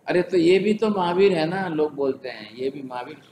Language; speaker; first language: Hindi; non-native, local second language; Gujarati